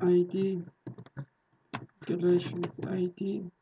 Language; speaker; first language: German; non-native, learner; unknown